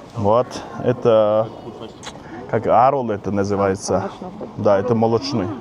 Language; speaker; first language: Russian; non-native, fluent; Mongolian